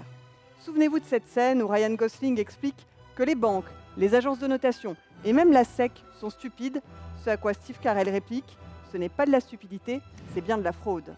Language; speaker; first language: French; native; French